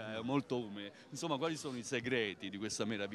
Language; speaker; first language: Italian; native; Italian